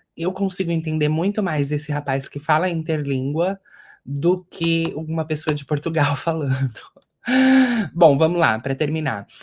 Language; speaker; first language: Portuguese; native; Portuguese